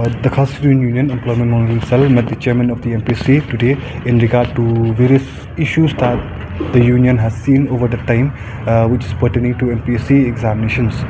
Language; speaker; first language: English; non-native, local second language; Khasi